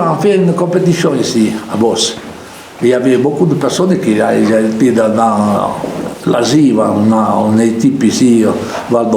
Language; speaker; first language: French; non-native, local second language; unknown